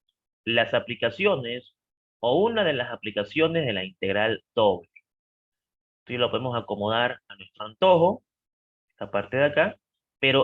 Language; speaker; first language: Spanish; native; Spanish